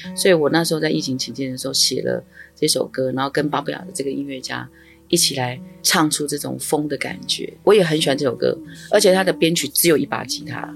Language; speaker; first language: Chinese; non-native, local second language; Amis